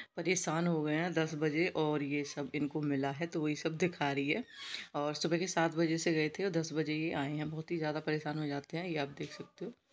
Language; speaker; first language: Hindi; native; Hindi